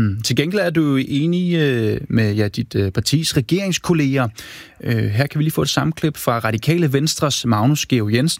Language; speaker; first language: Danish; native; Danish